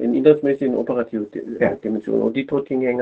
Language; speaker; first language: Danish; non-native, fluent; German